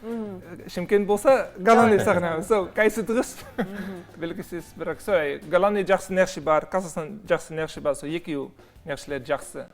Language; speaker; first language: Kazakh; non-native, learner; Dutch